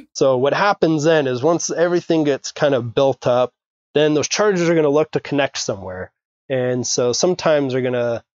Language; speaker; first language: English; native; English